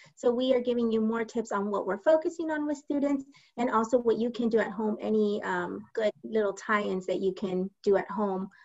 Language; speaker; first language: English; native; English